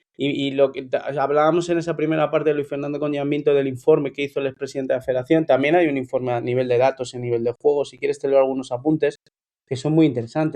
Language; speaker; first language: Spanish; native; Spanish